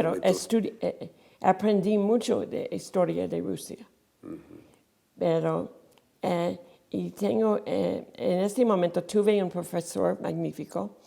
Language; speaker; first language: Spanish; non-native, fluent; English